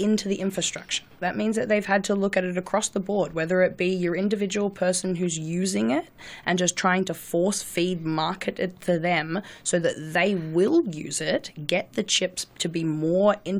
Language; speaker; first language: English; native; English